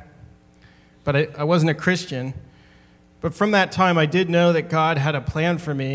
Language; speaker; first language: English; native; English